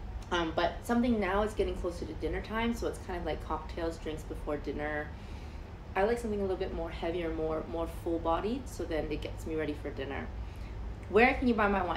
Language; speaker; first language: English; early bilingual, other home language; Chinese